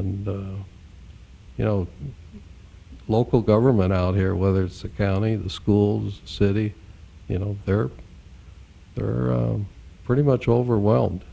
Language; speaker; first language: English; native; English